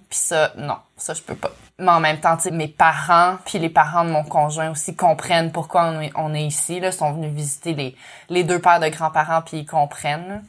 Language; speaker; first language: French; native; French